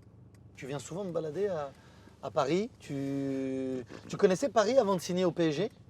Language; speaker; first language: French; native; French